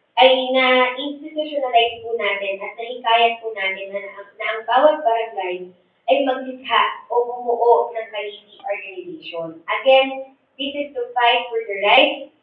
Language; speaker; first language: Filipino; native; Filipino